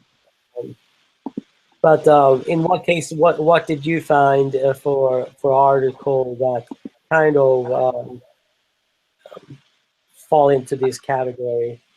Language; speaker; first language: English; non-native, fluent; Swedish